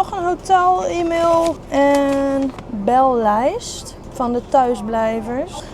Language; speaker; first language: Dutch; native; Dutch